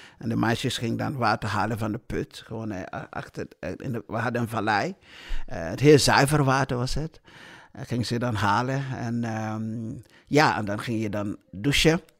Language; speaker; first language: Dutch; non-native, fluent; English